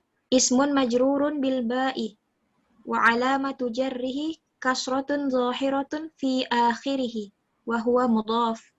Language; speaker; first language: Arabic; non-native, learner; Indonesian